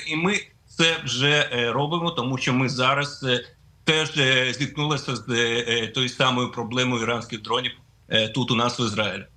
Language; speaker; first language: Ukrainian; non-native, fluent; Russian